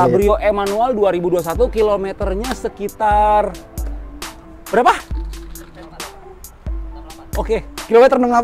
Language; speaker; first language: Indonesian; native; Indonesian